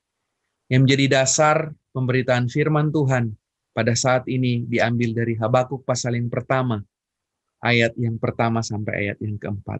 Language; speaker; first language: Indonesian; native; Indonesian